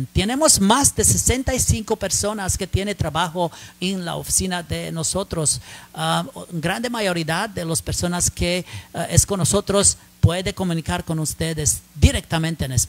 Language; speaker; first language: Spanish; non-native, learner; English